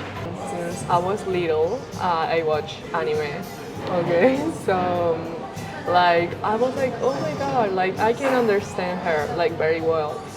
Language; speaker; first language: English; non-native, fluent; Spanish